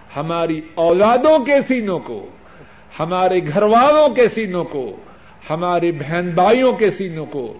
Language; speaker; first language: Urdu; non-native, local second language; Punjabi